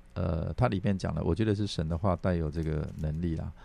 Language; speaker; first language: Chinese; native; Chinese